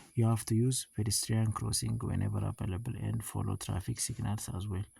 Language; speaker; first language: English; non-native, local second language; Amharic